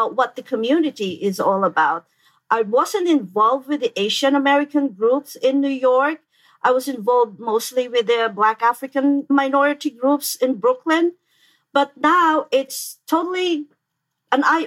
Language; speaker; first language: English; non-native, local second language; Filipino